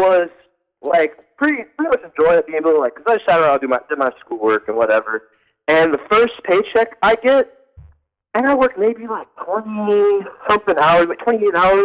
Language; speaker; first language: English; native; English